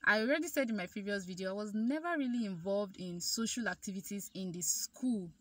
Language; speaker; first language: English; non-native, local second language; Igbo